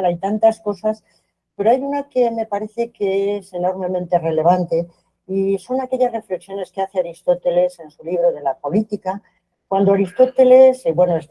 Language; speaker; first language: Spanish; native; Spanish